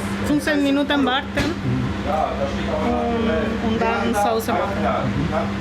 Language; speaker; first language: German; non-native, learner; Spanish